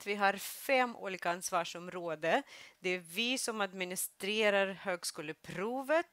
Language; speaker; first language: Swedish; non-native, fluent; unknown